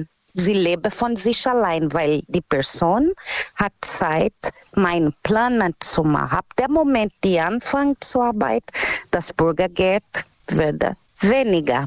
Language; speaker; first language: German; non-native, learner; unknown